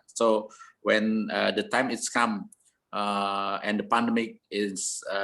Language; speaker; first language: English; non-native, learner; Indonesian